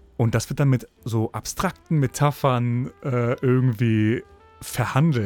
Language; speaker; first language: German; native; German